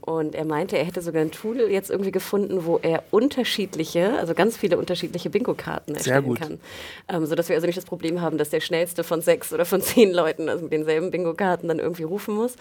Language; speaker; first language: German; native; German